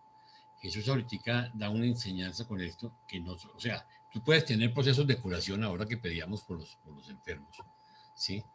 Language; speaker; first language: Spanish; native; Spanish